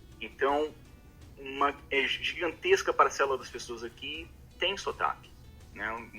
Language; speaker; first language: Portuguese; native; Portuguese